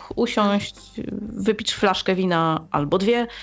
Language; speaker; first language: Polish; native; Polish